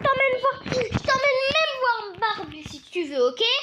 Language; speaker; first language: French; native; French